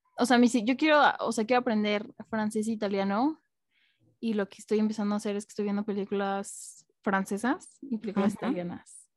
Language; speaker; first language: Spanish; native; Spanish